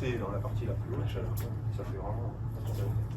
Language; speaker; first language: French; native; French